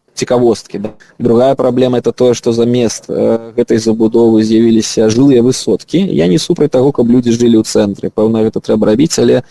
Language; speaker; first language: Belarusian; non-native, local second language; Russian